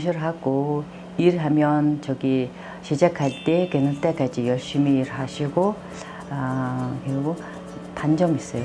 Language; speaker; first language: Korean; non-native, learner; Mongolian